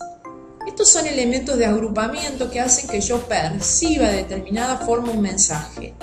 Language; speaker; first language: Spanish; native; Spanish